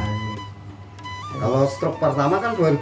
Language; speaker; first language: Indonesian; non-native, local second language; Javanese